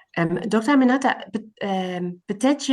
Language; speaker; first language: French; non-native, learner; English